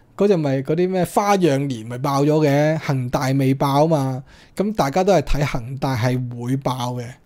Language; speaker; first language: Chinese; non-native, local second language; Cantonese